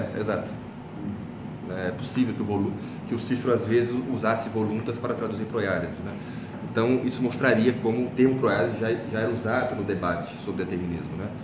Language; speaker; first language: Portuguese; native; Portuguese